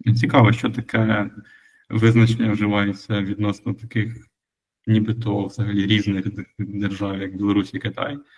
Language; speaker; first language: Ukrainian; native; Ukrainian